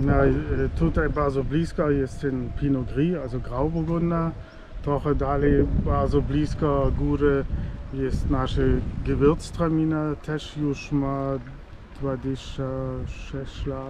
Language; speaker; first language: Polish; non-native, fluent; German